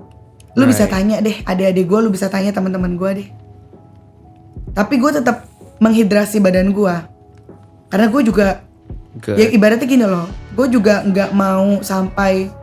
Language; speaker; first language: Indonesian; native; Indonesian